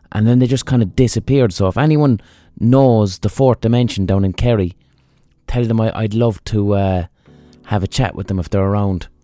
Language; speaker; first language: English; native; English